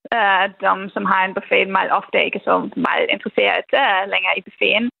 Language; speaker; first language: Danish; non-native, fluent; German